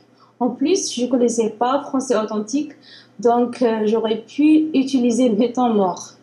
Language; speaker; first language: French; non-native, learner; Arabic